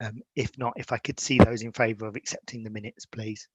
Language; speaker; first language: English; native; English